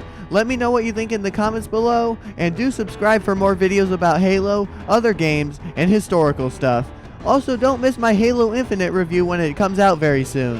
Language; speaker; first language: English; native; English